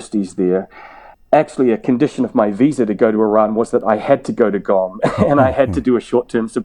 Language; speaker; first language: English; native; English